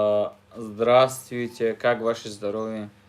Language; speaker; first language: Russian; non-native, learner; Tajik